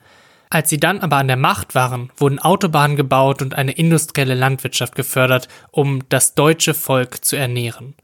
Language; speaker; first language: German; native; German